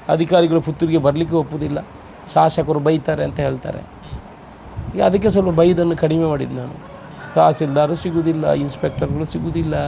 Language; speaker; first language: Kannada; non-native, local second language; Tulu